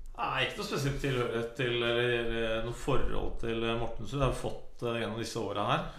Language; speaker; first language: Norwegian; native; Norwegian